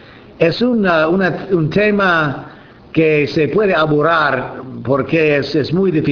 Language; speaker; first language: Spanish; non-native, fluent; English